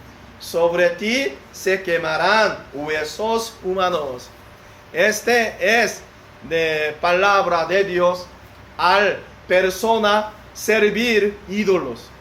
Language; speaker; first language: Spanish; non-native, learner; Korean